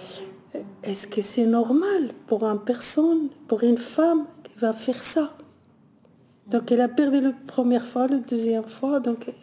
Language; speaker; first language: French; non-native, learner; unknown